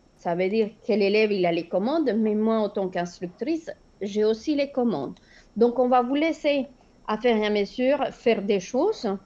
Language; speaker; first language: French; non-native, fluent; Spanish